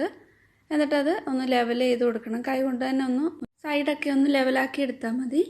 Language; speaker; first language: Malayalam; native; Malayalam